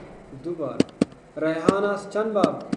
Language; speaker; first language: Persian; non-native, local second language; Pashto